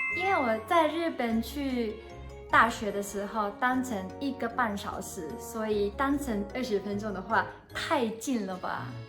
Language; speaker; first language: Chinese; non-native, fluent; Japanese